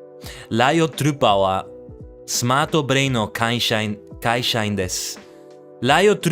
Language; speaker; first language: Japanese; non-native, learner; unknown